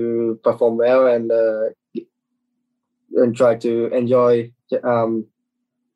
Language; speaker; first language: English; non-native, learner; Japanese